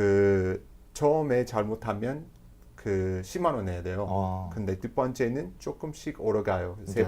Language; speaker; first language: Korean; non-native, fluent; English